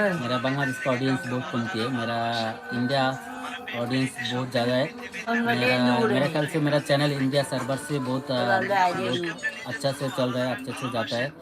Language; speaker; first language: Hindi; non-native, learner; Bangla